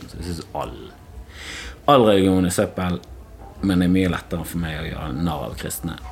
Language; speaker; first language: Norwegian; native; Norwegian